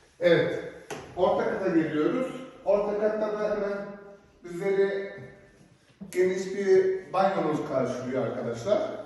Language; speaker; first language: Turkish; native; Turkish